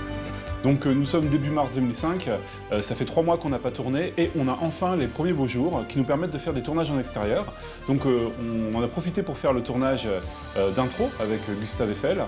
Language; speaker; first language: French; native; French